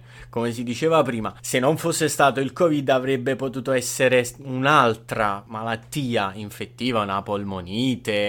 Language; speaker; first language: Italian; native; Italian